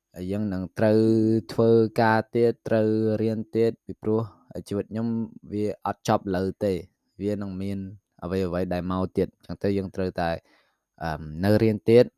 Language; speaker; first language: Khmer; native; Khmer